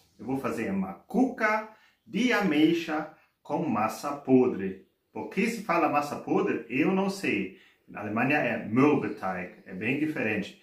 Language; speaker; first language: Portuguese; non-native, fluent; German